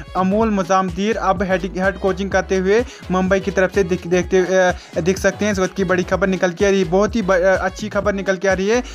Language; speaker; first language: Hindi; native; Hindi